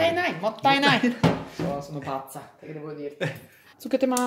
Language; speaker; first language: Japanese; non-native, learner; Italian